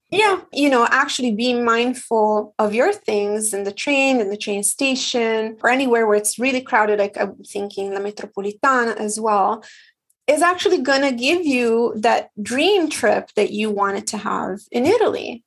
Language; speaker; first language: English; non-native, fluent; Italian